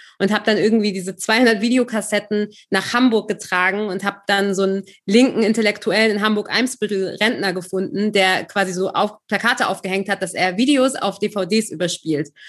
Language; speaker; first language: German; native; German